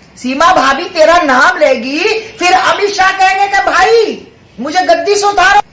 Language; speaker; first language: Hindi; native; Hindi